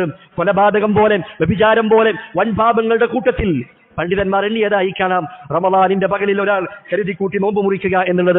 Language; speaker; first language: Malayalam; native; Malayalam